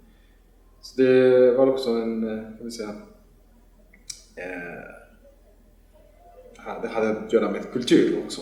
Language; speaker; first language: Swedish; non-native, fluent; Spanish